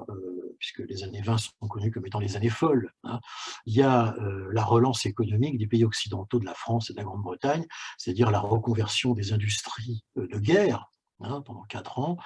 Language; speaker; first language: French; native; French